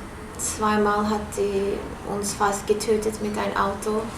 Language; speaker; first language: German; non-native, learner; English